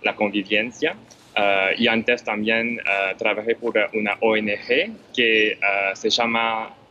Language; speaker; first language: Spanish; non-native, fluent; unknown